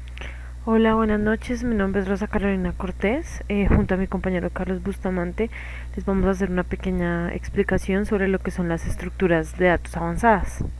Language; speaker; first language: Spanish; native; Spanish